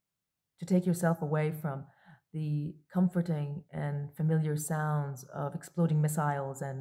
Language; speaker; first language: English; non-native, local second language; Arabic